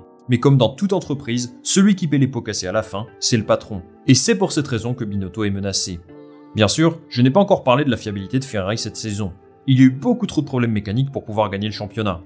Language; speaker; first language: French; native; French